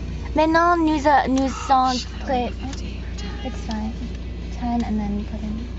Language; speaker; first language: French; non-native, learner; English